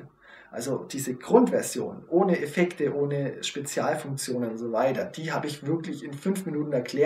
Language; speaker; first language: German; native; German